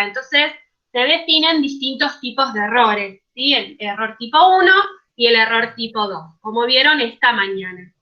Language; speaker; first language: Spanish; native; Spanish